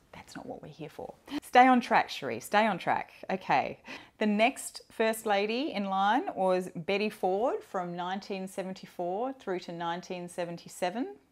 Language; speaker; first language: English; native; English